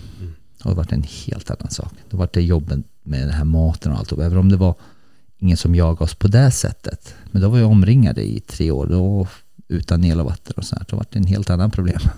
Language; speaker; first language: Swedish; early bilingual, other home language; Bosnian